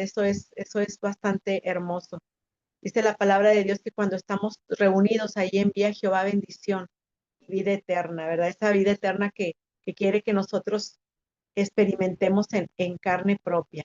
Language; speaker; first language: Spanish; native; Spanish